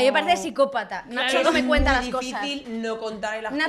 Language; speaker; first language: Spanish; native; Spanish